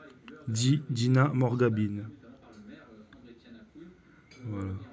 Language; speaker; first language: French; native; French